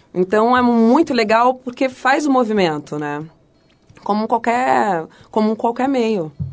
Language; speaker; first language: Portuguese; early bilingual, other home language; Spanish